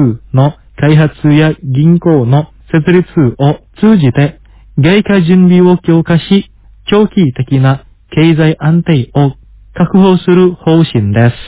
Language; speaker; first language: Japanese; non-native, fluent; Indonesian